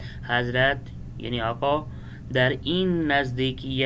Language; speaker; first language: Persian; non-native, fluent; Urdu